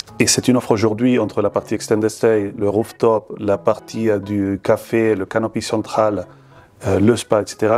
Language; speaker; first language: French; non-native, fluent; Spanish